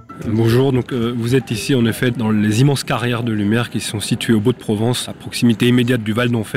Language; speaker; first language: French; native; French